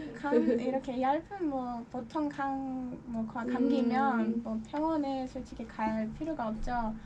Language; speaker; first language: Korean; non-native, fluent; Georgian